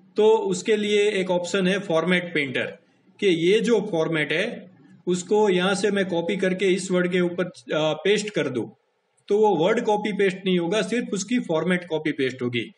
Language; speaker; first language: Hindi; non-native, local second language; Gujarati